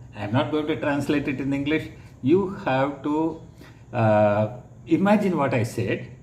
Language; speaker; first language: English; non-native, local second language; Tamil